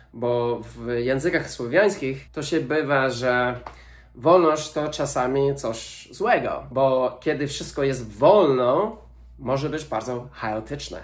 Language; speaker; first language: Polish; non-native, fluent; English